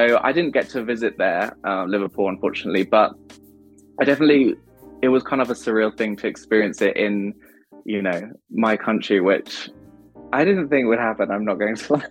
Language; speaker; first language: English; native; English